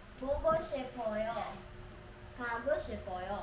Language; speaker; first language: Korean; non-native, learner; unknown